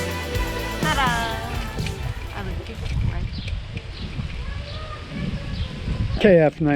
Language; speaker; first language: English; non-native, learner; Korean